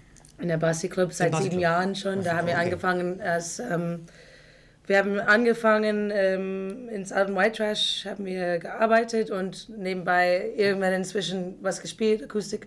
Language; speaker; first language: German; non-native, fluent; English